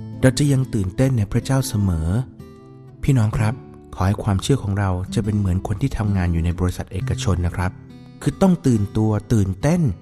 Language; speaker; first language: Thai; native; Thai